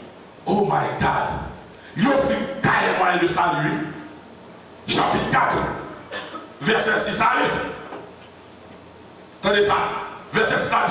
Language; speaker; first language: French; non-native, local second language; Haitian Creole